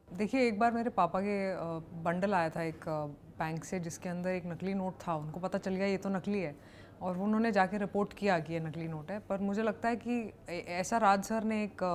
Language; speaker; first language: Hindi; native; Hindi